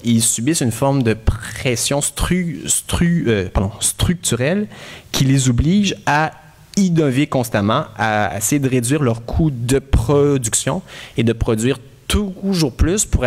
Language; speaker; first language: French; native; French